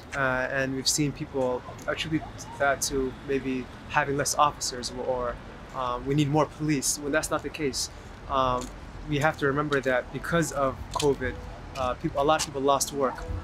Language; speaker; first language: English; native; English